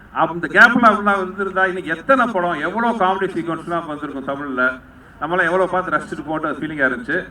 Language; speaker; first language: Tamil; native; Tamil